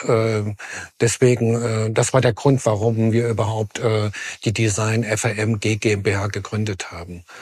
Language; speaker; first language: German; native; German